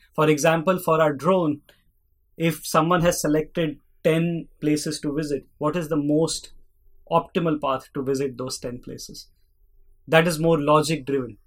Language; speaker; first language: English; non-native, local second language; Hindi